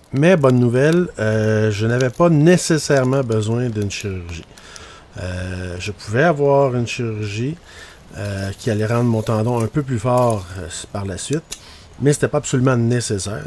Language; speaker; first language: French; native; French